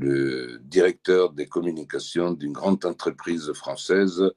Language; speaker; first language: French; early bilingual, heritage; French